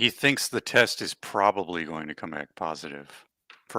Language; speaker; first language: English; native; English